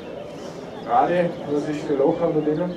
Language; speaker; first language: German; native; German